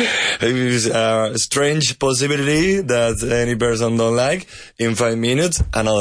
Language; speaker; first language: English; non-native, learner; Spanish